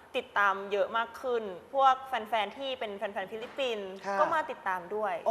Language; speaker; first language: Thai; native; Thai